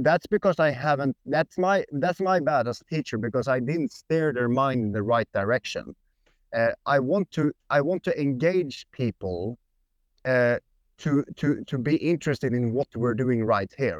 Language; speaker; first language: English; non-native, fluent; Swedish